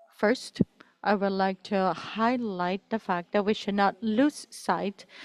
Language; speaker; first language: English; non-native, fluent; Spanish